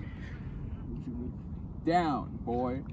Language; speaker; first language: English; native; English